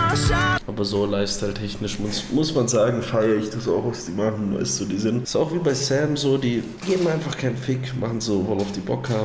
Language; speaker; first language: German; native; German